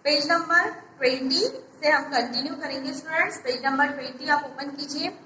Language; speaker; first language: Hindi; non-native, local second language; Marathi